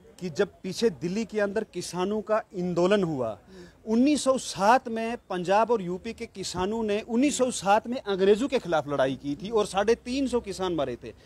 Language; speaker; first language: Hindi; non-native, local second language; Kashmiri